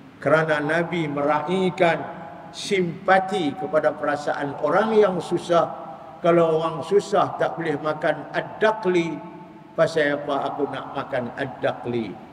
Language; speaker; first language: Malay; native; Malay